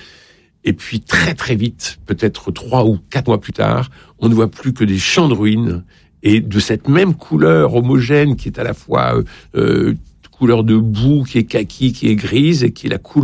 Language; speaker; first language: French; native; French